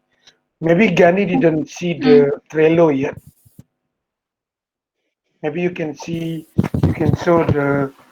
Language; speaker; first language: English; non-native, learner; Indonesian